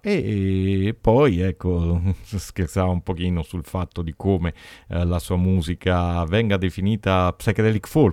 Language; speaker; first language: Italian; native; Italian